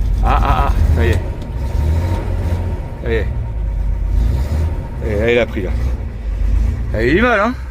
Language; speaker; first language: French; native; French